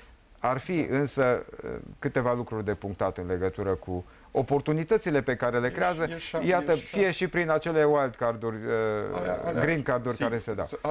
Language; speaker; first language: Romanian; native; Romanian